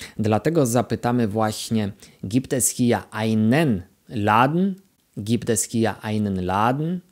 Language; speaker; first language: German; non-native, fluent; Polish